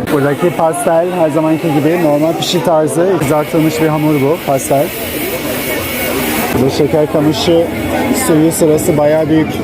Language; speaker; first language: Turkish; native; Turkish